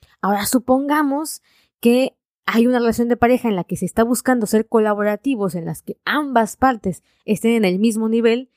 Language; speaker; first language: Spanish; native; Spanish